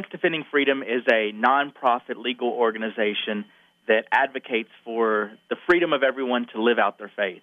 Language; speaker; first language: English; native; English